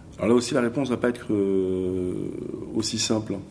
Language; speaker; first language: French; native; French